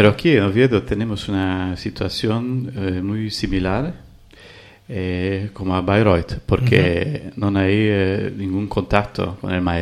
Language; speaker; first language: Spanish; non-native, learner; Hungarian